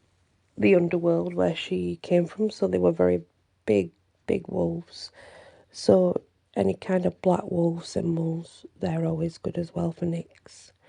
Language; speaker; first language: English; native; English